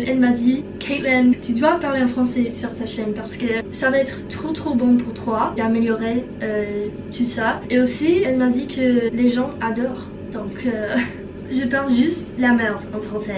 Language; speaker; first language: French; non-native, learner; English